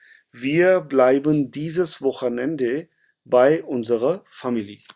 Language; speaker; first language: German; non-native, fluent; Hindi